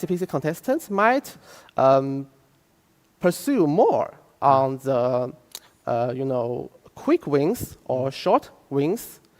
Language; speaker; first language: English; non-native, fluent; Chinese